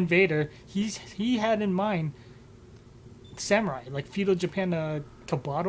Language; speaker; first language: English; native; English